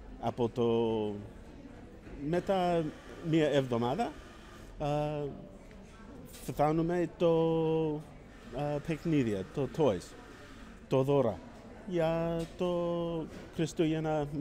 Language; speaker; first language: Greek; non-native, learner; English